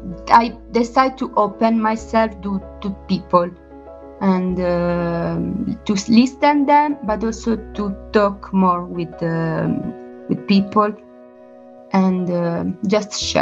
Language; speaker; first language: English; non-native, learner; Italian